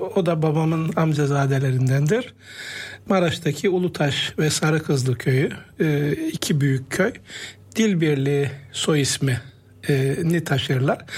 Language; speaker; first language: Turkish; native; Turkish